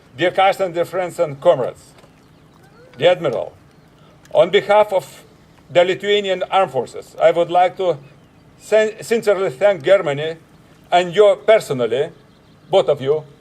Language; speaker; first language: English; non-native, fluent; Lithuanian